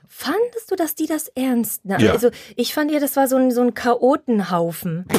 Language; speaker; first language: German; early bilingual, heritage; Polish